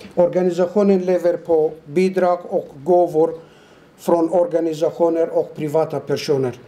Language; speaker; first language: Swedish; non-native, fluent; Turoyo